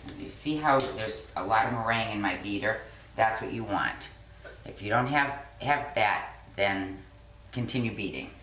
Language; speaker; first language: English; native; English